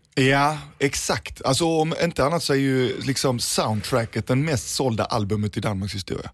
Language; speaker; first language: Swedish; early bilingual, other home language; Danish